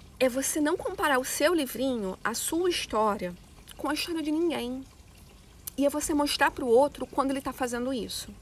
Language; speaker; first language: Portuguese; native; Portuguese